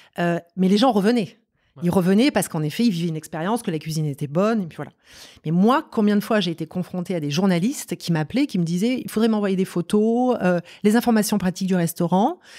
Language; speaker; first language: French; native; French